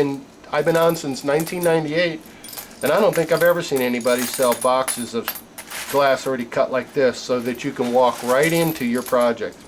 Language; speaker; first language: English; native; English